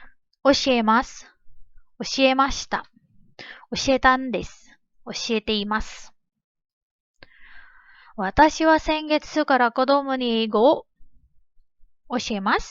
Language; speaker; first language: Japanese; non-native, fluent; Filipino